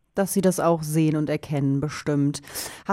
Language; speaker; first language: German; native; German